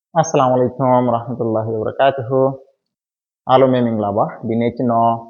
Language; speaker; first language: Burmese; non-native, local second language; Rohingya